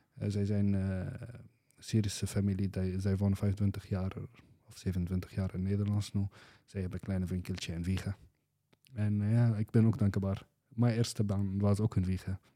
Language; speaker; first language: Dutch; non-native, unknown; Arabic